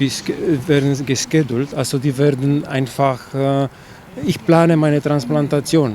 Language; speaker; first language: German; non-native, fluent; Chinese